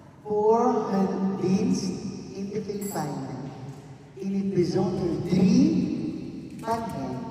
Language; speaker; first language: Dutch; non-native, fluent; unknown